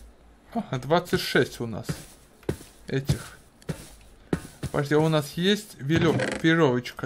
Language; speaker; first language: Russian; native; Russian